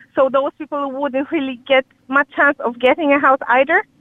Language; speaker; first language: English; non-native, fluent; Polish